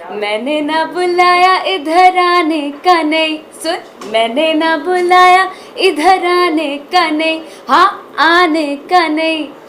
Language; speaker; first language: Hindi; native; Hindi